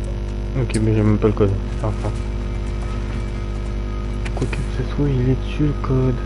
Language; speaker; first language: French; native; French